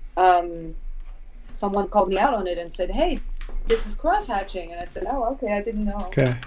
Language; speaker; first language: English; non-native, fluent; French